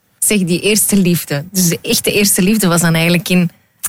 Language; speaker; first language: Dutch; native; Dutch